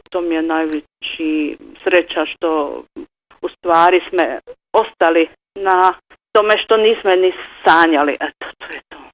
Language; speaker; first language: Bosnian; non-native, fluent; Czech